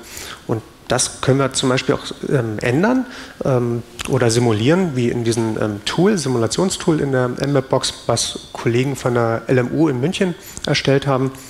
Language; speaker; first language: German; native; German